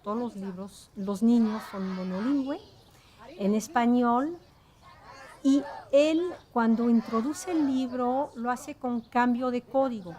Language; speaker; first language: Spanish; non-native, fluent; French